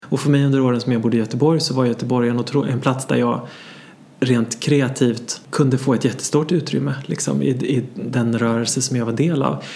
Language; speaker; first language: Swedish; native; Swedish